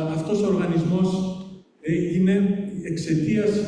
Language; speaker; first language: Greek; early bilingual, heritage; Greek